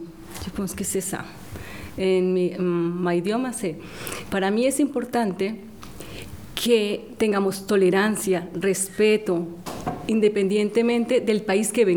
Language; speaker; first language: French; non-native, learner; Spanish